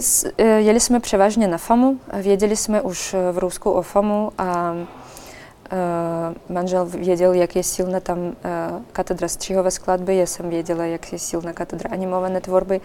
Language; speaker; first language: Czech; non-native, fluent; Russian